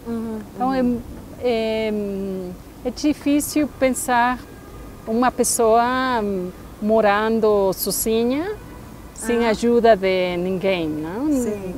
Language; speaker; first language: Portuguese; non-native, fluent; Spanish